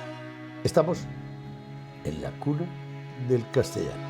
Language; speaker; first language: Spanish; native; Spanish